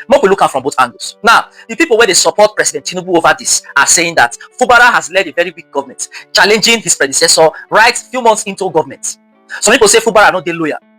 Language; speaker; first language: Nigerian Pidgin; native; Nigerian Pidgin